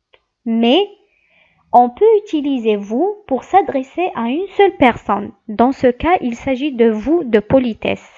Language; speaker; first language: French; non-native, local second language; Arabic